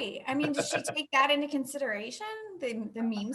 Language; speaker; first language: English; native; English